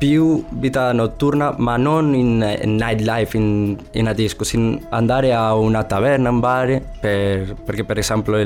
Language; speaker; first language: Italian; non-native, learner; Spanish